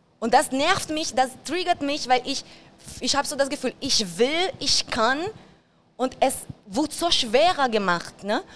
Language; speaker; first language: German; non-native, fluent; Portuguese